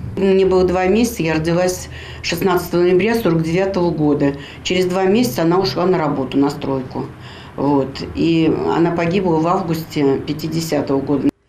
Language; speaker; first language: Russian; native; Russian